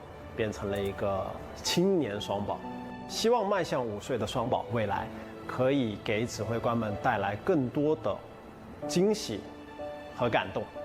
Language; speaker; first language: Chinese; native; Chinese